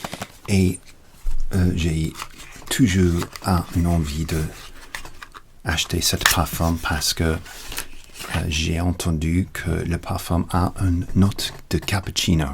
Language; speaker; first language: French; non-native, learner; English